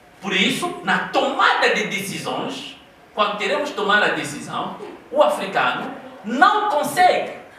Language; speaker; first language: Portuguese; non-native, local second language; Kongo